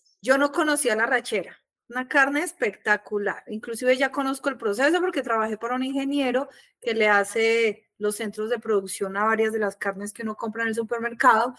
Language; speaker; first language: Spanish; native; Spanish